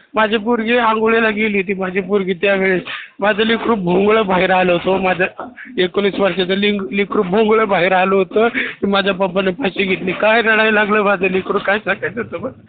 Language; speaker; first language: Marathi; native; Marathi